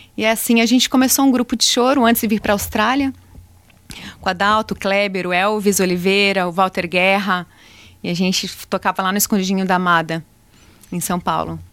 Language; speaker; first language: Portuguese; native; Portuguese